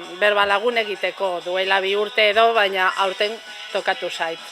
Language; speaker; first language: Basque; non-native, local second language; Spanish